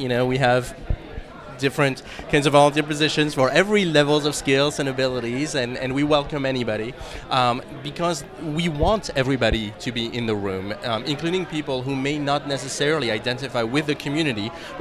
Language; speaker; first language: English; non-native, fluent; French